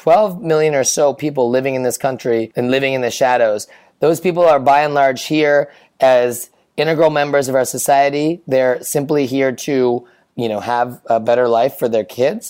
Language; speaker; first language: English; native; English